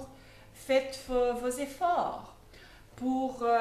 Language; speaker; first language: French; non-native, fluent; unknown